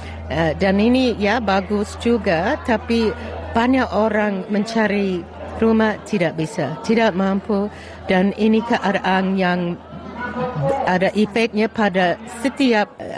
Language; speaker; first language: Indonesian; non-native, fluent; English